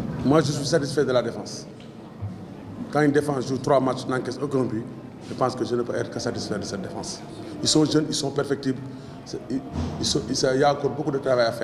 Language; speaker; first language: French; non-native, local second language; Wolof